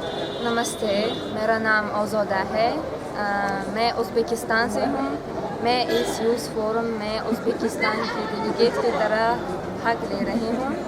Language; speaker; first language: Hindi; non-native, learner; Uzbek